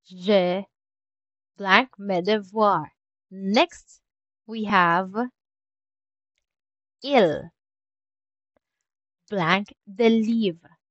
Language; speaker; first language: French; non-native, fluent; Filipino